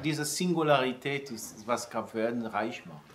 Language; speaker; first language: German; non-native, fluent; Kabuverdianu